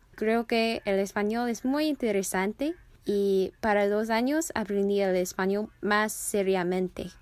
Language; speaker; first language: English; native; English